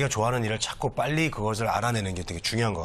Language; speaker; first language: Korean; native; Korean